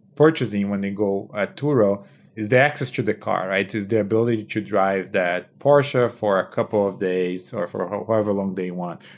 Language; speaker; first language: English; non-native, fluent; Portuguese